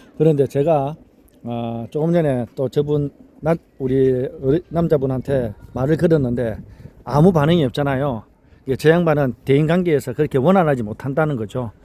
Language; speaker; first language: Korean; native; Korean